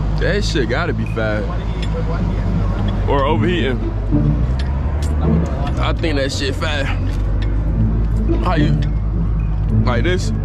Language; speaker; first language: English; native; English